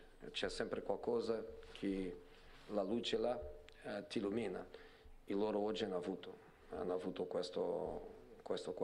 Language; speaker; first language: Italian; non-native, fluent; Portuguese